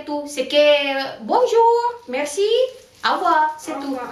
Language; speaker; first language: French; non-native, learner; Indonesian